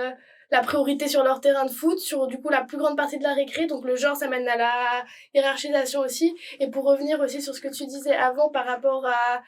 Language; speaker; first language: French; native; French